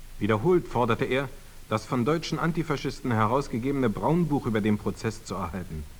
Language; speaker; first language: German; native; German